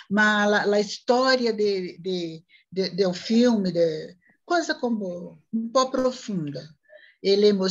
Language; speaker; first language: Italian; non-native, learner; Portuguese